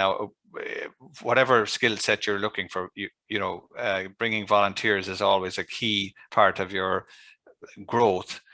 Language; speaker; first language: English; native; English